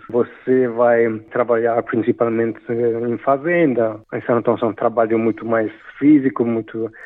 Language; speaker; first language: Portuguese; non-native, fluent; French